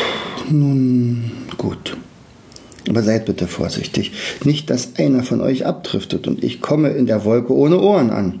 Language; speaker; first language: German; native; German